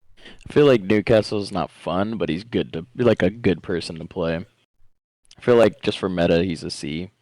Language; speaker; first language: English; native; English